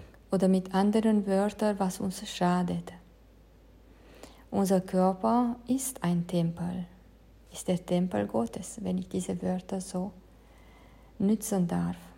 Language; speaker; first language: German; non-native, fluent; Hungarian